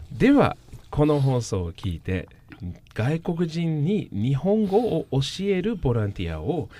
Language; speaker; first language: Japanese; non-native, fluent; English